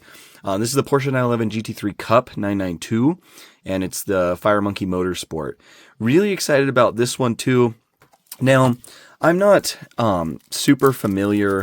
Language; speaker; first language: English; native; English